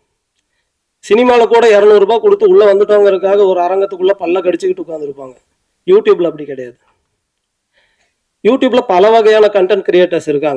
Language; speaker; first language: Tamil; native; Tamil